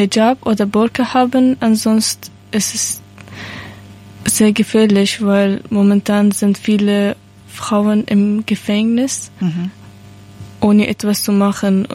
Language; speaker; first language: German; non-native, learner; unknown